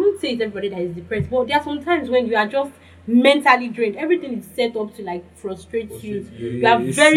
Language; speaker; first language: English; non-native, local second language; Yoruba